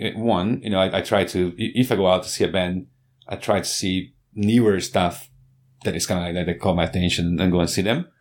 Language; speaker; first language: English; non-native, fluent; Portuguese